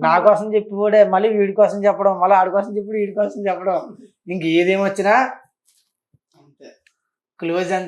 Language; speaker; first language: Telugu; native; Telugu